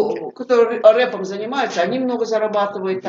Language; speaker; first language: Russian; native; Russian